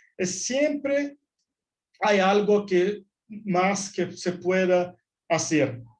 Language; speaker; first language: Spanish; non-native, fluent; Portuguese